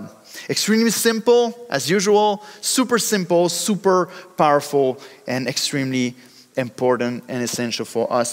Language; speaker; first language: English; non-native, fluent; French